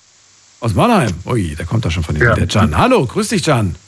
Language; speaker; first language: German; native; German